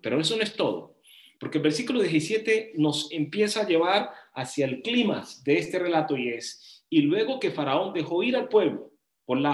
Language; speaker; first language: Spanish; native; Spanish